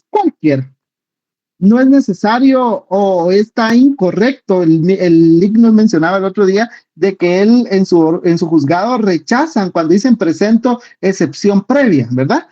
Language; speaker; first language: Spanish; native; Spanish